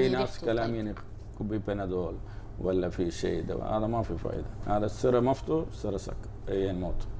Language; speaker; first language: Arabic; non-native, learner; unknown